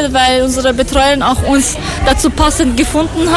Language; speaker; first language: German; non-native, fluent; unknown